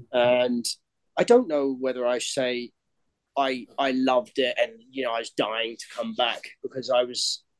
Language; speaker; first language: English; native; English